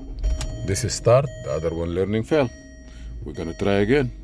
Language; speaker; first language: English; non-native, fluent; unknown